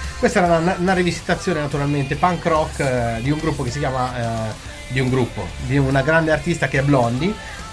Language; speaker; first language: Italian; native; Italian